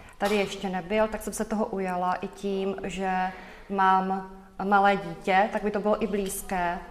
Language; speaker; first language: Czech; native; Czech